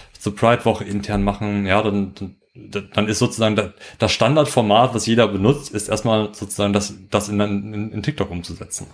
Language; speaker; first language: German; native; German